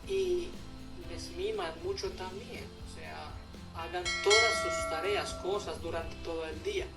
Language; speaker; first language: Spanish; non-native, fluent; Hindi